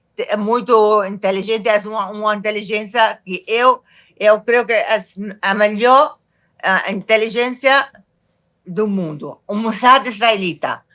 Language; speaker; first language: Portuguese; non-native, fluent; Arabic